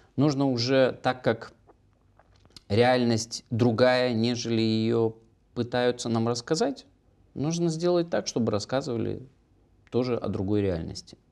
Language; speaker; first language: Russian; native; Russian